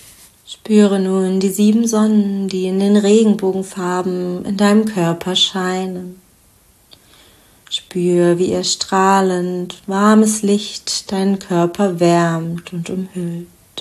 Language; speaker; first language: German; native; German